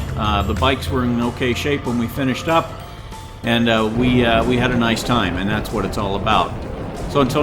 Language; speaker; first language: English; native; English